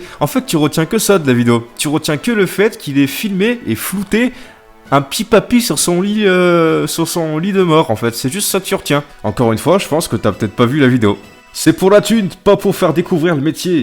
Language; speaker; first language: French; native; French